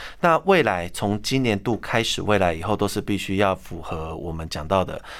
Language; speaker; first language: Chinese; native; Chinese